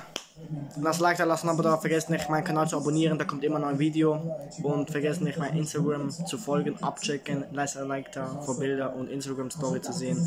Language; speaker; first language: German; early bilingual, other home language; Italian